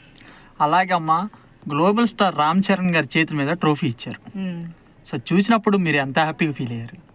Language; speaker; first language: Telugu; native; Telugu